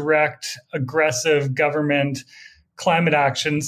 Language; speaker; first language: English; native; English